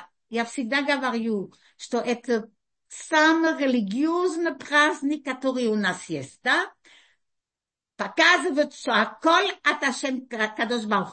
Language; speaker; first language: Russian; early bilingual, heritage; Russian